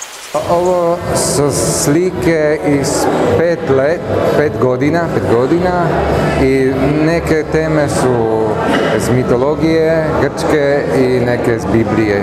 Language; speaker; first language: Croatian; non-native, learner; Slovak